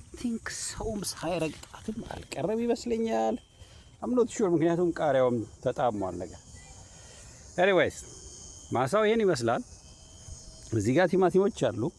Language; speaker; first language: Amharic; native; Amharic